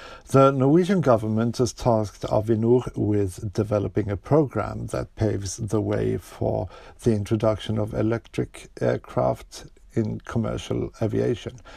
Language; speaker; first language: English; non-native, fluent; Norwegian